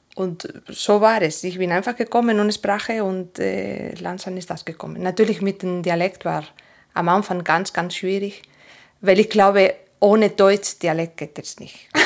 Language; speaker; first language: German; non-native, fluent; Spanish